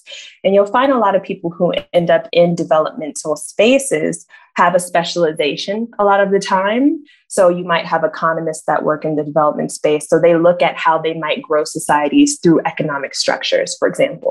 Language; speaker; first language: English; native; English